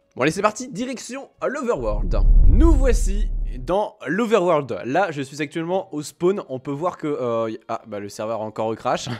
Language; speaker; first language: French; native; French